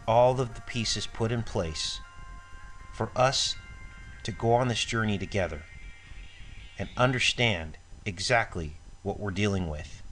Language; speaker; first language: English; native; English